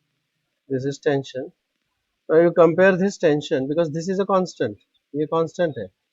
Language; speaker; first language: English; non-native, local second language; Hindi